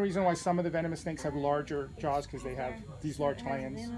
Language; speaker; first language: English; native; English